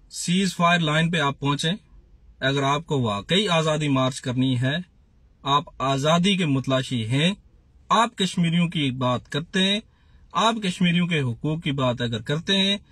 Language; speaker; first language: Urdu; non-native, local second language; Punjabi